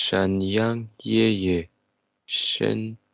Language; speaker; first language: Chinese; non-native, learner; Tibetan